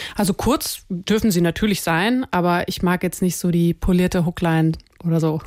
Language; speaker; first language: German; native; German